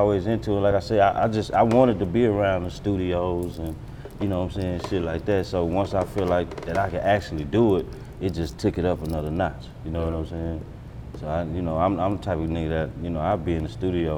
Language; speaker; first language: English; native; English